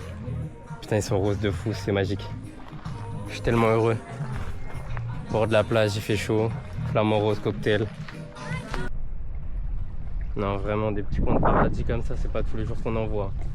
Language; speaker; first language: French; native; French